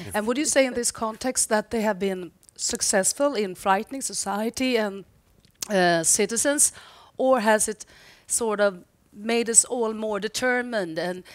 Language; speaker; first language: English; non-native, fluent; Swedish